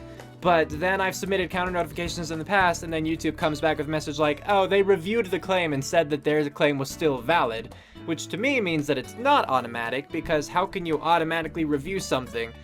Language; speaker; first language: English; native; English